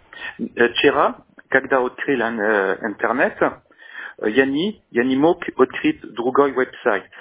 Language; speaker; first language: Russian; non-native, learner; French